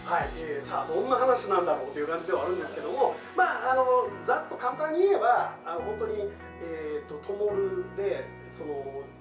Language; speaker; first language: Japanese; native; Japanese